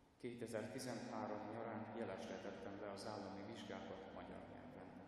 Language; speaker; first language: Hungarian; non-native, fluent; Ukrainian